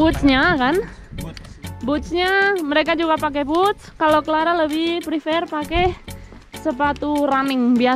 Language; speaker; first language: Indonesian; non-native, fluent; Spanish